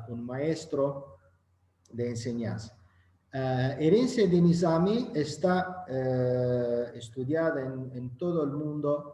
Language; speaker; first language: Spanish; non-native, fluent; Azerbaijani